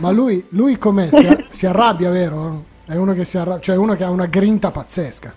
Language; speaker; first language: Italian; native; Italian